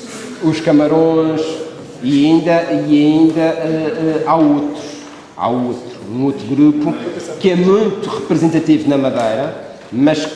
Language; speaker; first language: Portuguese; native; Portuguese